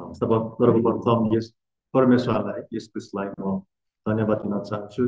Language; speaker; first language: Nepali; non-native, fluent; Korean